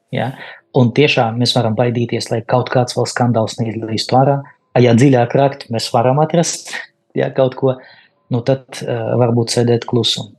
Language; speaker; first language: Latvian; non-native, local second language; Russian